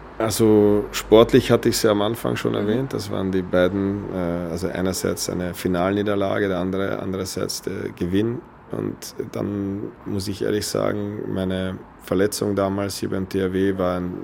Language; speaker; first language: German; native; German